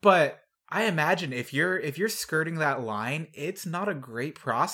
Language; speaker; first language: English; native; English